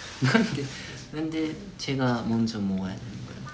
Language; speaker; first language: Korean; non-native, fluent; Japanese